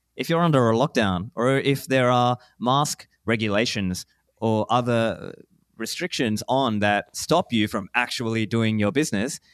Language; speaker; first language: English; native; English